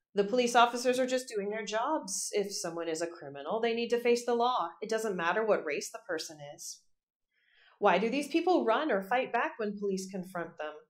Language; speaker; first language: English; native; English